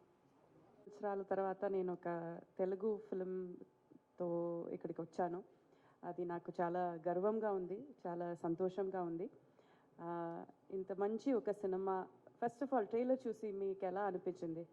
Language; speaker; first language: Telugu; non-native, fluent; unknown